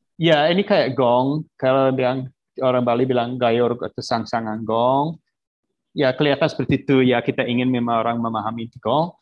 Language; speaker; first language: Indonesian; non-native, fluent; English